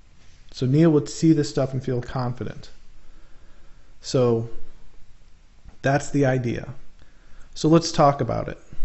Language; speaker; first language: English; native; English